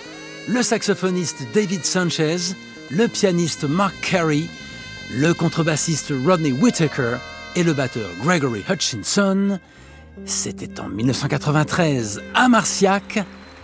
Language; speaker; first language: French; native; French